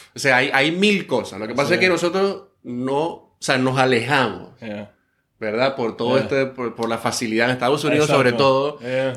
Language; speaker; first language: Spanish; native; Spanish